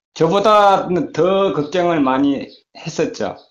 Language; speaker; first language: Korean; native; Korean